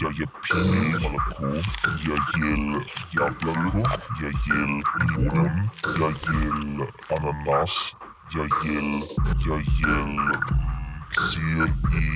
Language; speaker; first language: Russian; non-native, learner; German